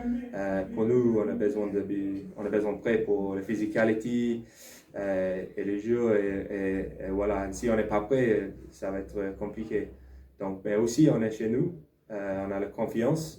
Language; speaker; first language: French; non-native, learner; English